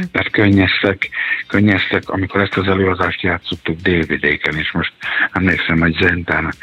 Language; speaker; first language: Hungarian; native; Hungarian